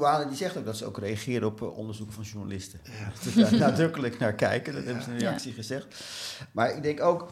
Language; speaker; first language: Dutch; native; Dutch